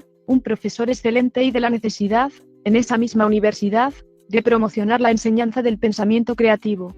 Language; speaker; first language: Spanish; native; Spanish